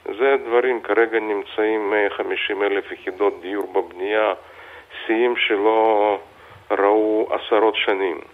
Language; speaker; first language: Hebrew; non-native, fluent; Russian